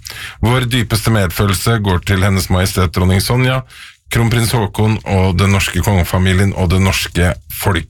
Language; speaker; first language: Norwegian; native; Norwegian